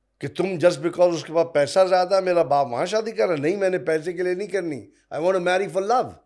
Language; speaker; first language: Urdu; non-native, local second language; Punjabi